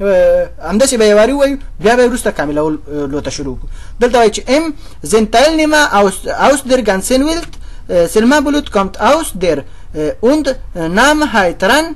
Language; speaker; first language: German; non-native, fluent; Pashto